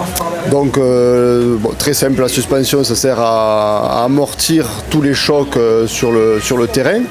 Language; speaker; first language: French; native; French